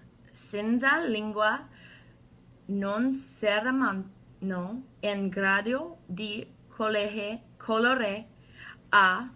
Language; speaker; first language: Italian; non-native, learner; English